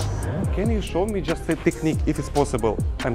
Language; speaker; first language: English; non-native, learner; Russian